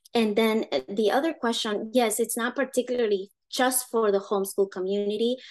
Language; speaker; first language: English; early bilingual, other home language; Spanish